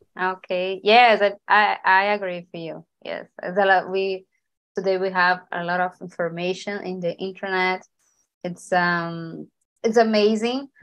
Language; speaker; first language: English; non-native, learner; Portuguese